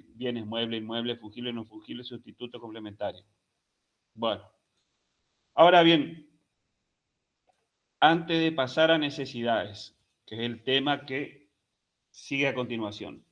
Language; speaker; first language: Spanish; native; Spanish